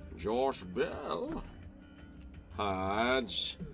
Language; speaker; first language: English; native; English